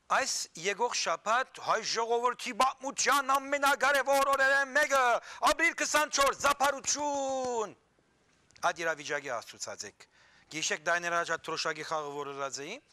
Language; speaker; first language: Armenian; native; Armenian